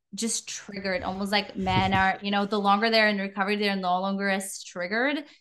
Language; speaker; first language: English; non-native, fluent; Czech